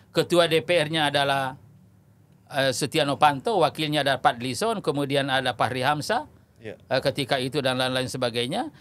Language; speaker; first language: Indonesian; non-native, local second language; Buginese